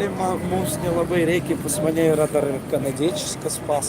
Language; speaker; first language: Lithuanian; early bilingual, heritage; Lithuanian